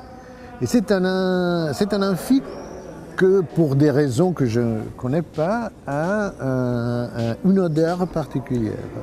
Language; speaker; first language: French; non-native, fluent; Italian